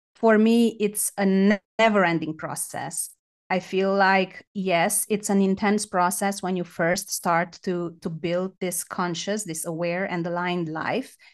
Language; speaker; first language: English; non-native, fluent; Romanian